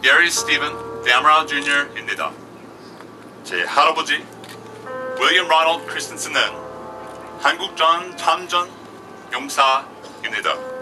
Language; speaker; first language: Korean; non-native, fluent; English